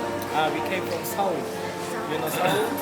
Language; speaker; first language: English; non-native, learner; Korean